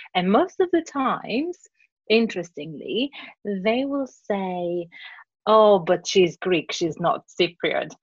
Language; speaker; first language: English; non-native, fluent; Greek